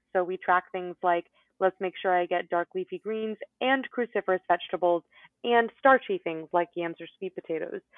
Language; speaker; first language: English; native; English